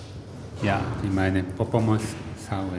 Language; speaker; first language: German; non-native, learner; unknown